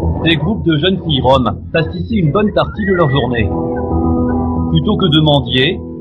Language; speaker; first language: French; native; French